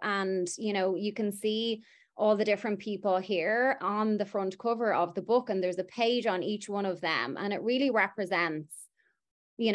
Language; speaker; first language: English; native; English